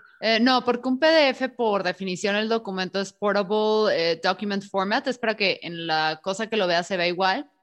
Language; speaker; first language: Spanish; native; Spanish